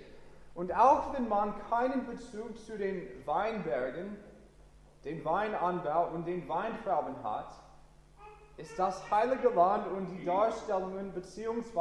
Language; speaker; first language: German; non-native, fluent; English